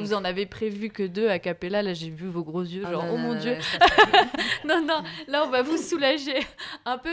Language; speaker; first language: French; native; French